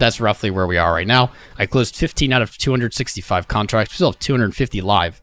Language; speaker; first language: English; native; English